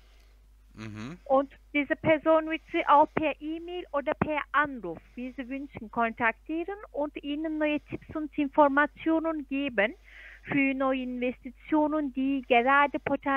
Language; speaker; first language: German; non-native, fluent; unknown